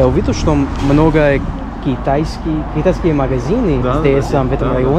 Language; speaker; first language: Russian; non-native, learner; English